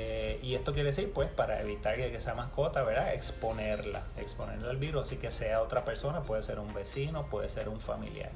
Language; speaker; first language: Spanish; native; Spanish